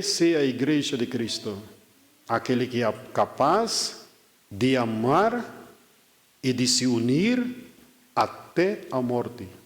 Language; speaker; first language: Portuguese; non-native, fluent; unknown